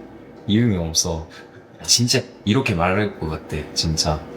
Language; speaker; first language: Korean; non-native, fluent; Japanese